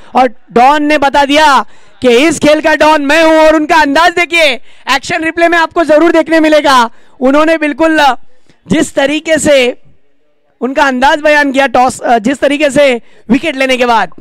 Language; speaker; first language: Hindi; non-native, local second language; Marathi